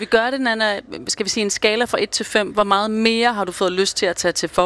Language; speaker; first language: Danish; native; Danish